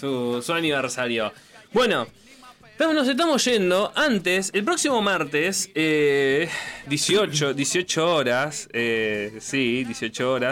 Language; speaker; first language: Spanish; native; Spanish